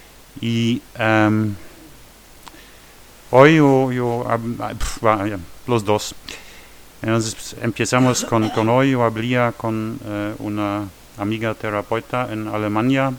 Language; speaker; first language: Spanish; non-native, learner; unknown